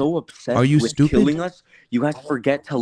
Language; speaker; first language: English; native; English